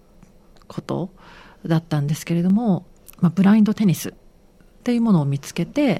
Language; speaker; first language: Japanese; native; Japanese